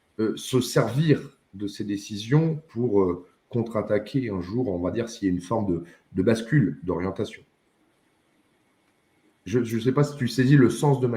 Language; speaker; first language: French; native; French